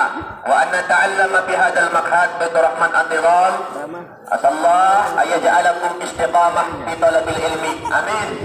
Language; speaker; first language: Arabic; non-native, fluent; Indonesian